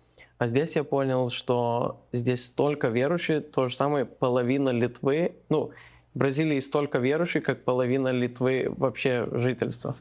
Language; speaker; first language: Russian; non-native, learner; Lithuanian